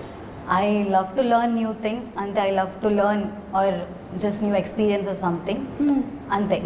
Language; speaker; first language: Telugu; non-native, learner; Malayalam